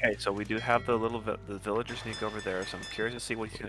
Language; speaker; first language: English; native; English